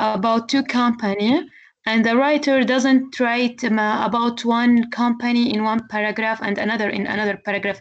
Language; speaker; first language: English; non-native, learner; Arabic